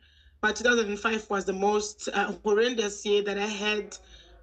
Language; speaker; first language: English; non-native, local second language; Shona